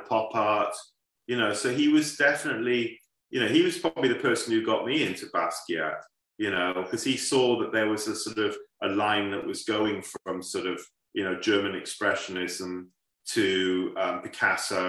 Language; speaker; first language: English; native; English